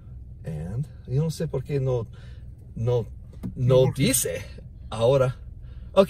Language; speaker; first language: Spanish; non-native, learner; English